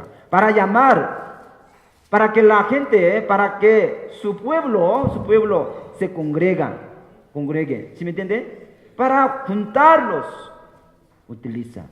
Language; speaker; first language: Spanish; non-native, fluent; Korean